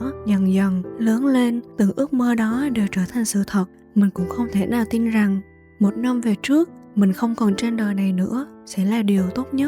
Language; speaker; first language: Vietnamese; native; Vietnamese